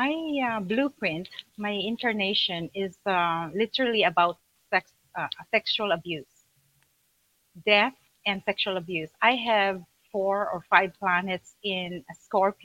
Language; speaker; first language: English; non-native, local second language; Filipino